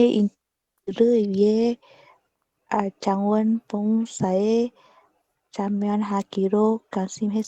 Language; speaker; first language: Korean; non-native, learner; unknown